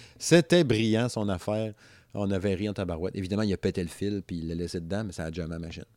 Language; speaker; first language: French; native; French